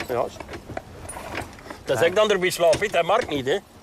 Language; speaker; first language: Dutch; native; Dutch